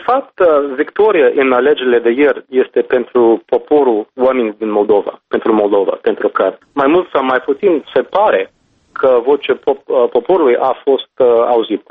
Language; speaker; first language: Romanian; non-native, fluent; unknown